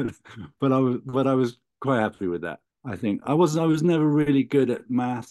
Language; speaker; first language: English; native; English